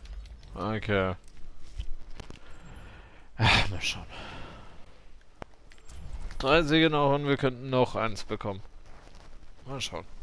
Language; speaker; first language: German; native; German